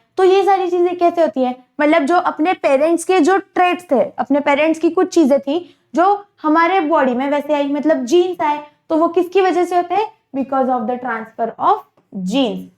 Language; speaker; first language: Hindi; non-native, local second language; Marathi